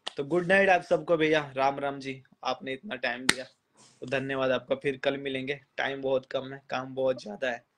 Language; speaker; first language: Hindi; native; Hindi